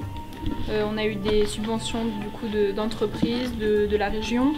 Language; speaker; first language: French; native; French